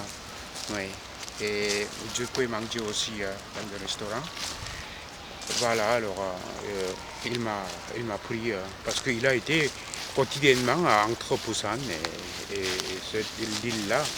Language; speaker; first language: French; non-native, fluent; Korean